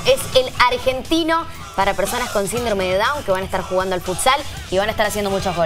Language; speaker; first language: Spanish; native; Spanish